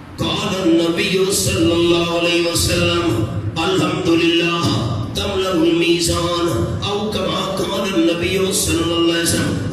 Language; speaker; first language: Urdu; non-native, local second language; Pashto